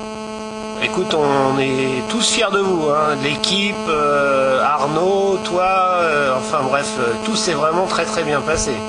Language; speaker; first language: French; native; French